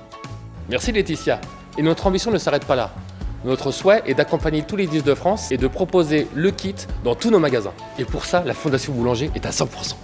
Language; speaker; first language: French; native; French